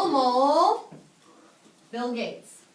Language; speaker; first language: Spanish; non-native, fluent; English